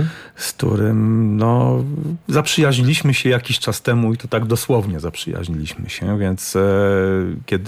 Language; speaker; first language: Polish; native; Polish